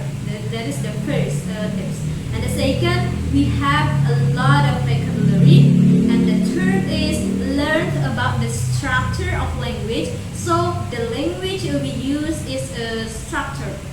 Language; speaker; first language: English; non-native, learner; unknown